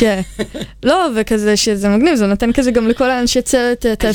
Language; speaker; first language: Hebrew; native; Hebrew